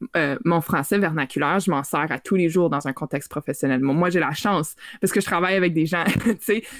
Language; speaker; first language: French; native; French